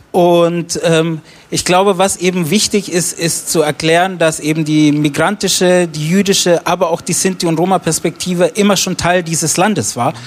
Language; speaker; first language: German; early bilingual, other home language; Romany